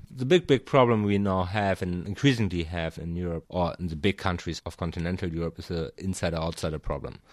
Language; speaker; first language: English; non-native, fluent; German